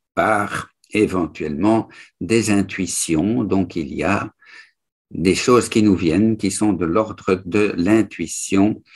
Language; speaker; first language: French; native; French